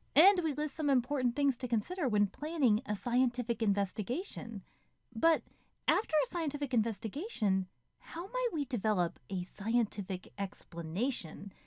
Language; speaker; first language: English; native; English